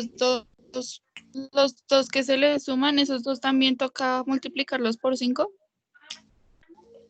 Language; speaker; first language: Spanish; native; Spanish